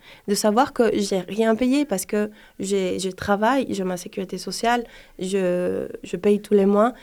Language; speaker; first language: French; non-native, fluent; Spanish